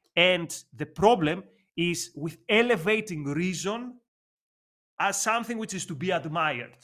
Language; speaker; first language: English; non-native, fluent; Greek